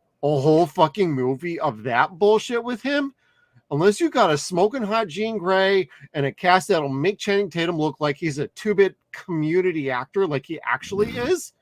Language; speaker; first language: English; native; English